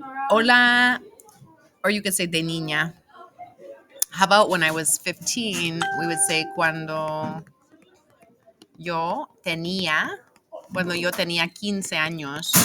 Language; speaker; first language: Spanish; non-native, fluent; English